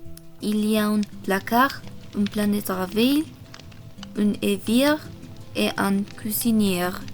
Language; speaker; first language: French; non-native, learner; Korean